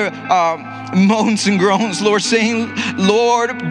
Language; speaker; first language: English; non-native, fluent; Spanish